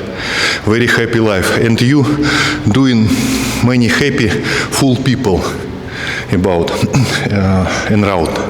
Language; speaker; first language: English; non-native, learner; Russian